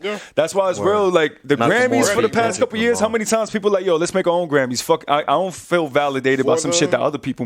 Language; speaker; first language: English; native; English